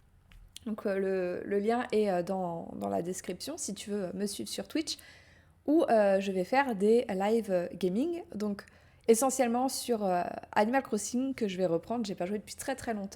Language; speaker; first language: French; native; French